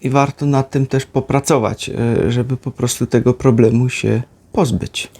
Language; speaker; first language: Polish; native; Polish